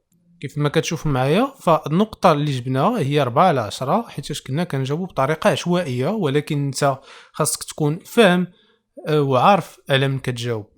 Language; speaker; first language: Arabic; native; Arabic